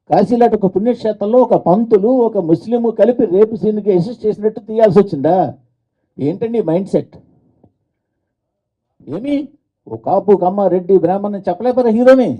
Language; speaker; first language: Telugu; native; Telugu